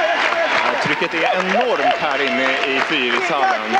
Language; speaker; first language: Swedish; native; Swedish